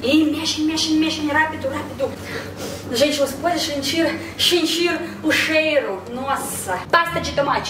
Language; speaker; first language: Portuguese; non-native, fluent; Russian